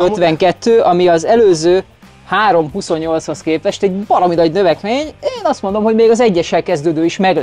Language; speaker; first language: Hungarian; native; Hungarian